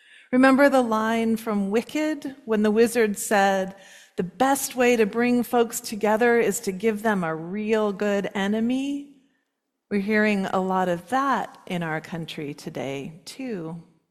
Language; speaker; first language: English; native; English